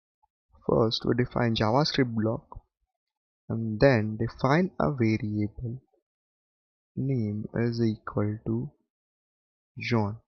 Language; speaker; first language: English; non-native, local second language; Gujarati